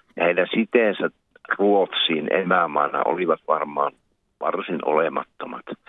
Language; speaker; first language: Finnish; native; Finnish